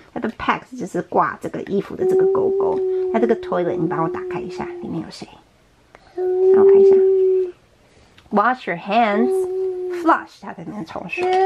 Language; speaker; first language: Chinese; native; Chinese